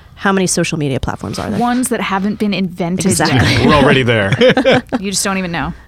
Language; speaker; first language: English; native; English